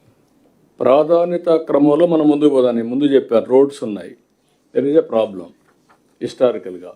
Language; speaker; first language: Telugu; native; Telugu